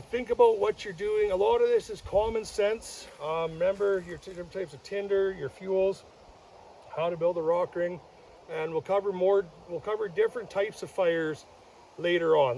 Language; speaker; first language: English; native; English